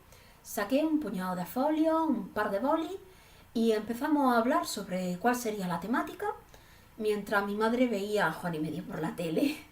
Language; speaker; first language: Spanish; native; Spanish